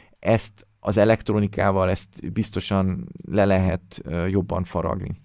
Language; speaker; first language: Hungarian; early bilingual, heritage; Hungarian